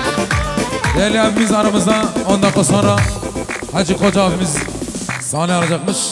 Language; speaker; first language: Turkish; non-native, local second language; Kurdish